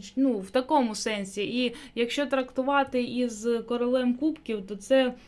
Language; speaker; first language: Ukrainian; non-native, local second language; Russian